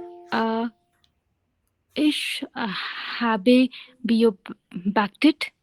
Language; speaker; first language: German; non-native, learner; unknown